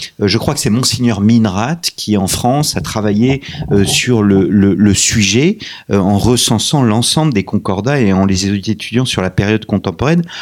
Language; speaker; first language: French; native; French